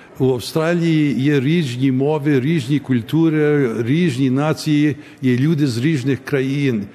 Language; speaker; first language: Ukrainian; early bilingual, heritage; Ukrainian